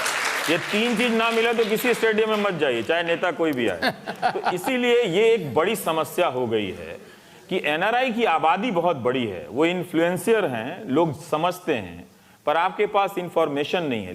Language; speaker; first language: Hindi; native; Hindi